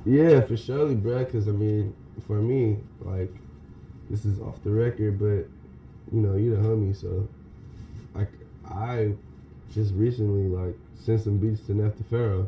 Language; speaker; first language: English; native; English